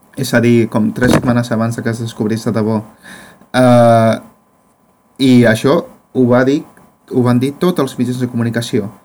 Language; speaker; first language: Catalan; non-native, fluent; Spanish